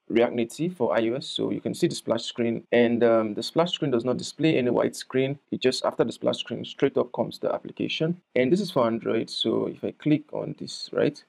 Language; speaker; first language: English; non-native, local second language; Yoruba